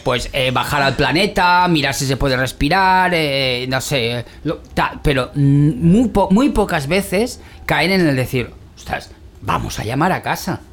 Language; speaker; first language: Spanish; native; Spanish